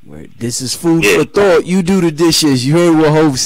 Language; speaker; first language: English; native; English